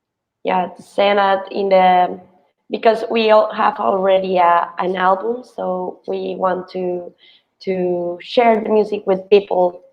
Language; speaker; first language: English; non-native, fluent; Spanish